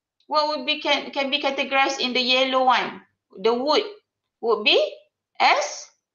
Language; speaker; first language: English; non-native, local second language; Malay